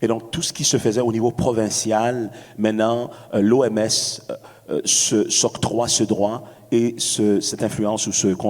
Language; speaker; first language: French; native; French